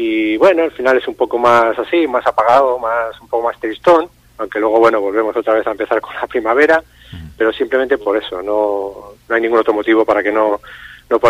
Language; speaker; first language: Spanish; native; Spanish